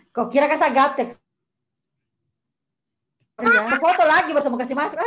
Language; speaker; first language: Indonesian; native; Indonesian